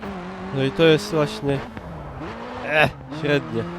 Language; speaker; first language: Polish; native; Polish